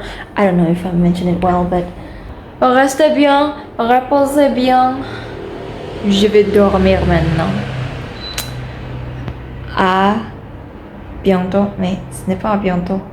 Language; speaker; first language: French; non-native, learner; Indonesian